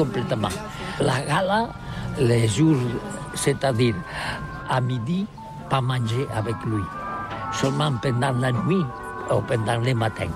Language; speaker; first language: French; non-native, learner; Catalan